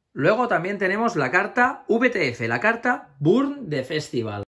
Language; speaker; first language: Spanish; native; Spanish